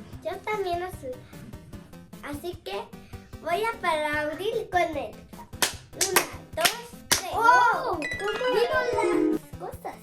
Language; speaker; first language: Spanish; native; Spanish